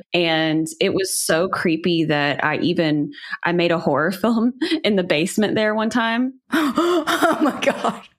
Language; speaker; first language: English; native; English